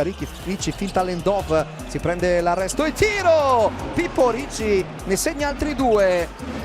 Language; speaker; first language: Italian; native; Italian